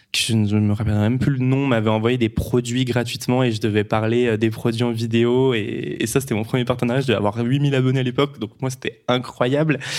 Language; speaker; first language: French; native; French